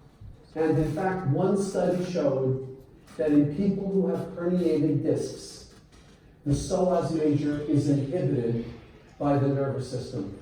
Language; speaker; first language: English; native; English